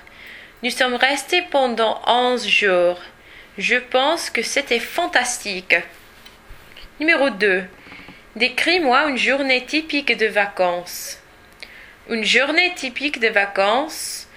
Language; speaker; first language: French; non-native, learner; English